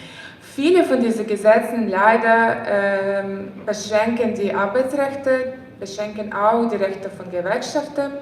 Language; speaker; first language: German; non-native, fluent; Ukrainian